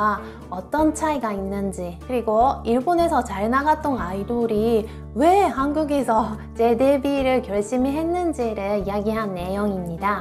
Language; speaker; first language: Korean; non-native, fluent; Japanese